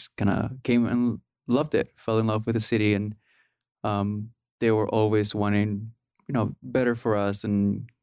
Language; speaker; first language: English; early bilingual, other home language; Spanish